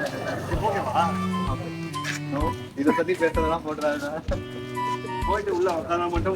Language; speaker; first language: Tamil; native; Tamil